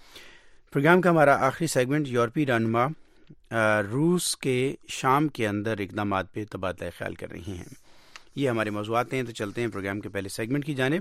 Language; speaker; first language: Urdu; native; Urdu